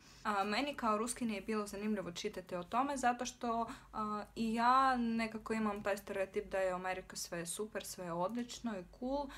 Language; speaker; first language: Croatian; non-native, fluent; Russian